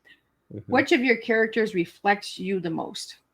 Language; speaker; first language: English; native; English